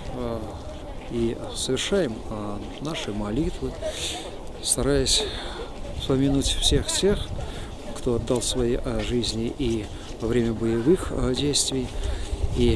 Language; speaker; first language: Russian; native; Russian